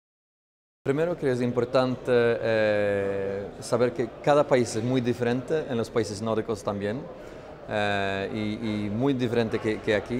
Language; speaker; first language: Spanish; non-native, fluent; Swedish